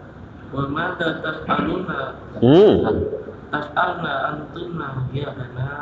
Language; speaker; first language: Arabic; non-native, learner; Indonesian